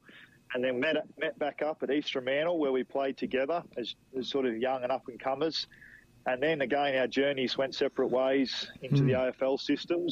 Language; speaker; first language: English; native; English